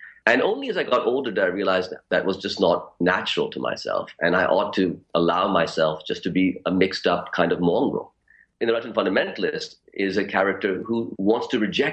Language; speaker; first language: English; early bilingual, other home language; Urdu